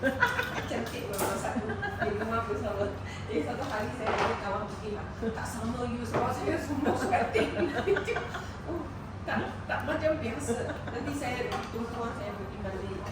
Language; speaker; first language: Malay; non-native, local second language; Chinese